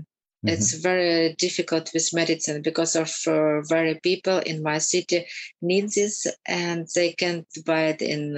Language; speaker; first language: English; non-native, learner; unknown